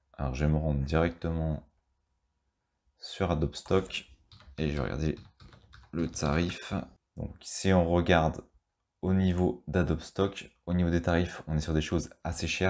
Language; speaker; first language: French; native; French